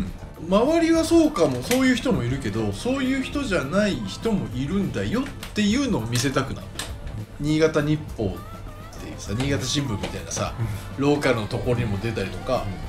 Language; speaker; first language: Japanese; native; Japanese